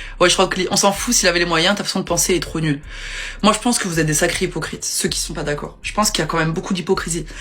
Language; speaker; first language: French; native; French